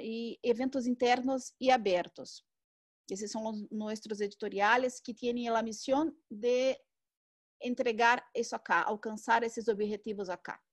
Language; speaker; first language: Portuguese; non-native, fluent; Spanish